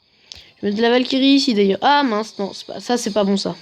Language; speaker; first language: French; native; French